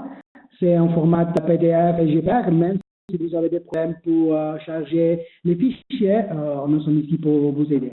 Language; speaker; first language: French; non-native, learner; Spanish